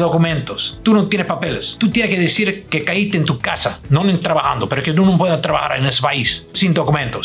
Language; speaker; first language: Spanish; non-native, fluent; English